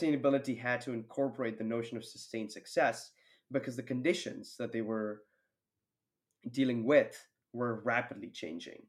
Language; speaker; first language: English; non-native, local second language; Hindi